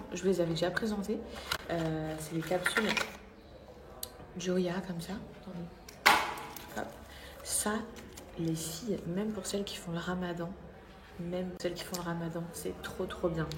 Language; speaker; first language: French; native; French